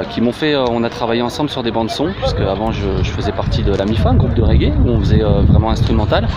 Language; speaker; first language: French; native; French